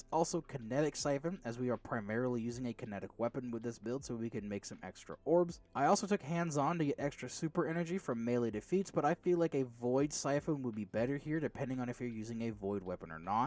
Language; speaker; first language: English; native; English